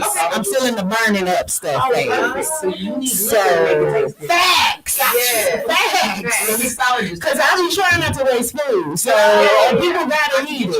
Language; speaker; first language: English; native; English